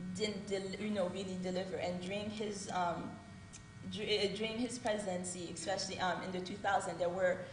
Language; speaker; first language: English; early bilingual, other home language; Haitian Creole